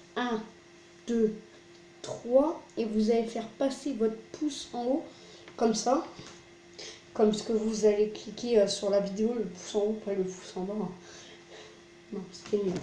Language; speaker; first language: French; native; French